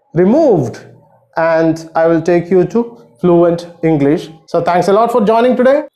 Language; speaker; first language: English; non-native, local second language; Malayalam